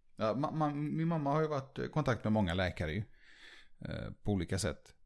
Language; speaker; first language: Swedish; early bilingual, other home language; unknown